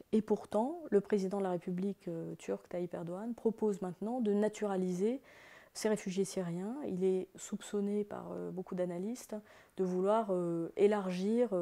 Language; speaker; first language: French; native; French